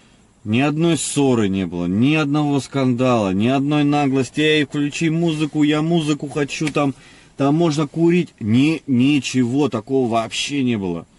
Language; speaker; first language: Russian; native; Russian